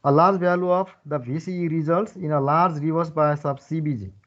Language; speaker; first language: English; non-native, local second language; Nepali